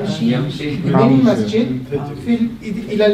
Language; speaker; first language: Arabic; non-native, learner; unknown